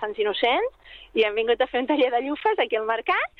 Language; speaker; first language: Catalan; native; Catalan